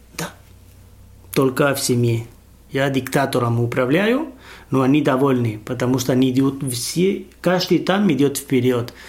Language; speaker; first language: Russian; non-native, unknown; Spanish